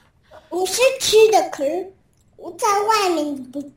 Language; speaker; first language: Chinese; early bilingual, heritage; Chinese